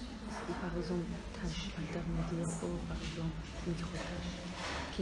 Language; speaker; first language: French; non-native, learner; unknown